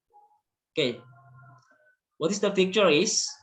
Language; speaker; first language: English; non-native, learner; Indonesian